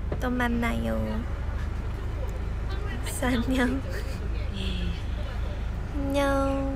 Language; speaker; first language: Korean; non-native, fluent; Chinese